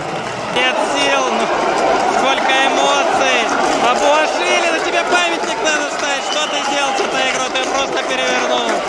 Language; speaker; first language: Russian; native; Russian